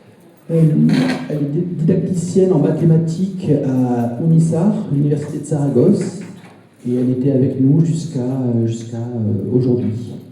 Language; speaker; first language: French; native; French